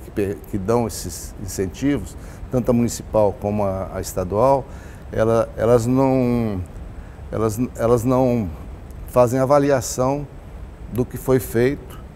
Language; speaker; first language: Portuguese; native; Portuguese